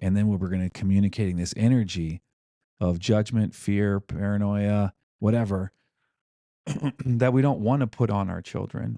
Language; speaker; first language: English; native; English